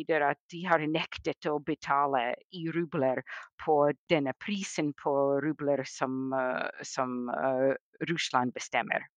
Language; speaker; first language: Norwegian; non-native, fluent; English